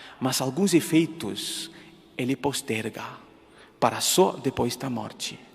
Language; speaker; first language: Portuguese; non-native, fluent; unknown